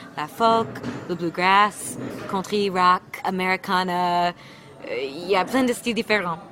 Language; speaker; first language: French; non-native, fluent; English